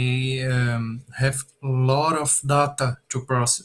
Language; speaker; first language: English; non-native, learner; Portuguese